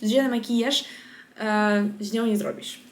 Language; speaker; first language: Polish; non-native, fluent; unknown